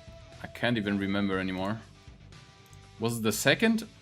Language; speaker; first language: English; non-native, fluent; German